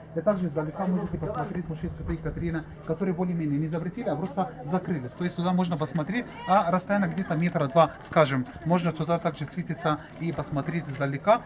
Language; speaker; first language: Russian; non-native, learner; Arabic